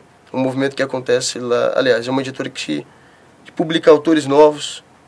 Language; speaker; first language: Portuguese; native; Portuguese